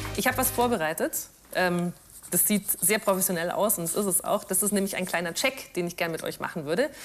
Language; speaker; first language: German; native; German